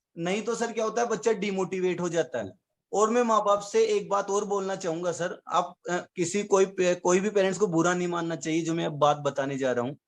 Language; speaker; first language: Hindi; native; Hindi